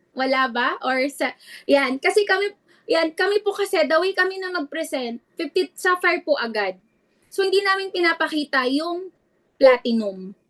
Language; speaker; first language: Filipino; non-native, local second language; Iloko